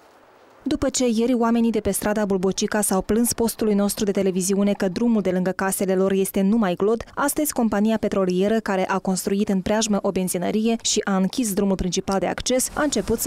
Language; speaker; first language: Romanian; native; Romanian